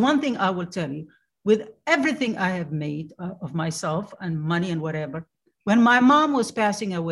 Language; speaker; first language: English; non-native, fluent; Somali